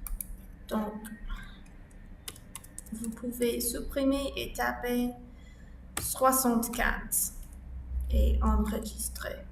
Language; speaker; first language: French; non-native, learner; English